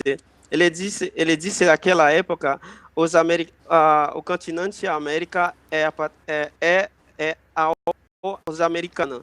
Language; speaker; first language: Portuguese; non-native, fluent; Haitian Creole